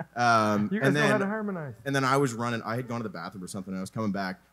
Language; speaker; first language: English; native; English